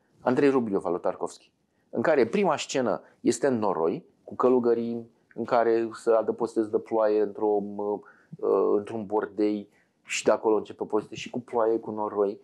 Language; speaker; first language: Romanian; native; Romanian